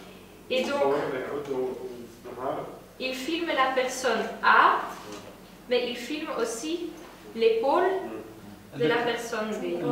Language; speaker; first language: French; non-native, fluent; Dutch